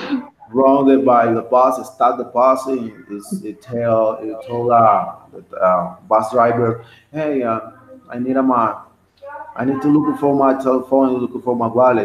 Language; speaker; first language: English; non-native, learner; Spanish